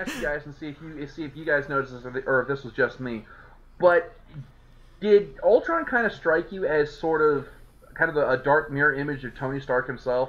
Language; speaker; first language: English; native; English